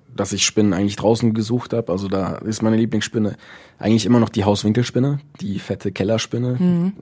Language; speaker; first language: German; early bilingual, other home language; Dutch